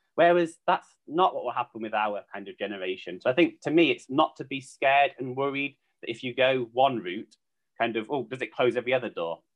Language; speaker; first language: English; native; English